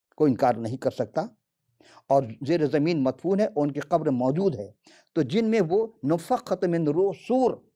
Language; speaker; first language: Urdu; native; Urdu